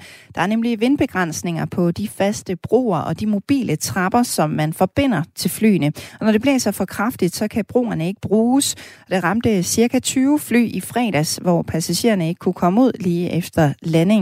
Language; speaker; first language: Danish; native; Danish